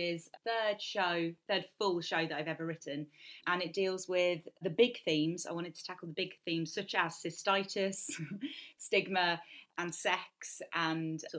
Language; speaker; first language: English; native; English